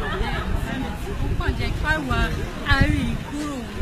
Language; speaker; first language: Yoruba; non-native, fluent; English